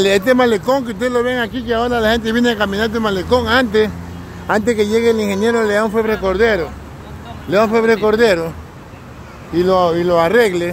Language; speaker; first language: Spanish; native; Spanish